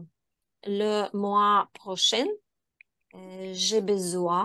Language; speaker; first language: French; non-native, learner; Ukrainian